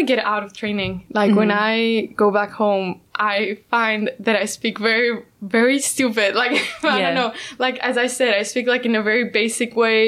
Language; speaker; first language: English; non-native, fluent; Spanish